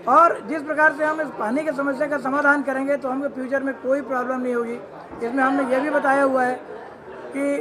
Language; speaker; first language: Hindi; native; Hindi